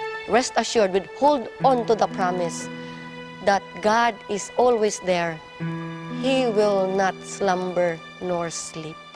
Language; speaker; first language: English; non-native, local second language; Cebuano